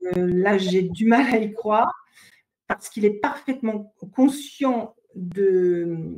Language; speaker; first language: French; native; French